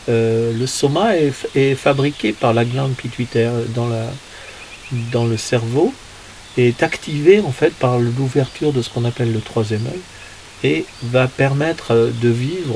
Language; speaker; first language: French; native; French